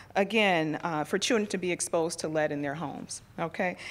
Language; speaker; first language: English; native; English